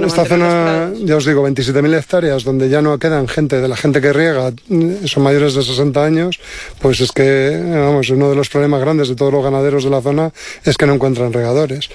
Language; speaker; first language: Spanish; native; Spanish